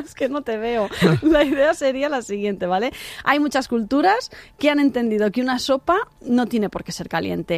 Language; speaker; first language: Spanish; native; Spanish